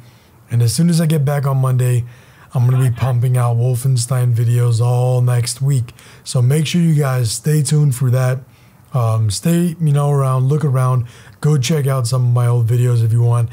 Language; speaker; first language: English; native; English